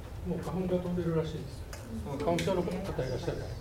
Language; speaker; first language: Japanese; native; Japanese